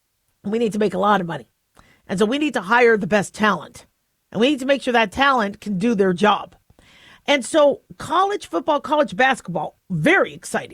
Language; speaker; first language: English; native; English